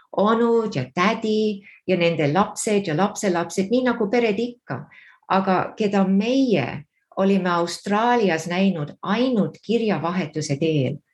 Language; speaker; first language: Estonian; early bilingual, heritage; Estonian